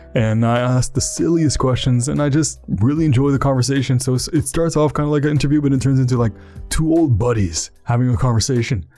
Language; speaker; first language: English; early bilingual, other home language; French